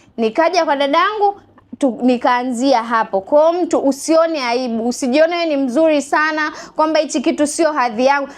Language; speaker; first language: Swahili; native; Swahili